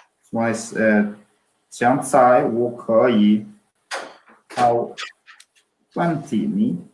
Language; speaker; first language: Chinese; non-native, learner; English